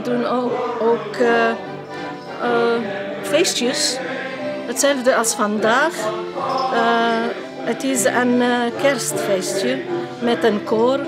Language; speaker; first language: Dutch; non-native, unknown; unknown